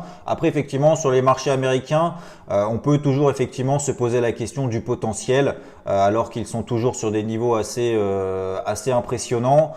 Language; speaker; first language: French; native; French